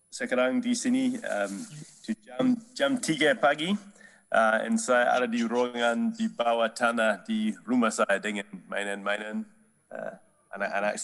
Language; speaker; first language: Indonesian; non-native, fluent; English